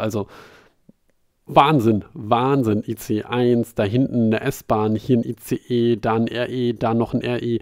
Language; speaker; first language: German; native; German